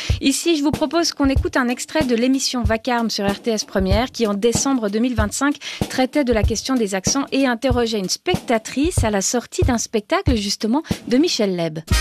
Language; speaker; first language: French; native; French